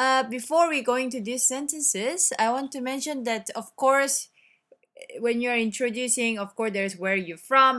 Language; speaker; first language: English; non-native, fluent; Korean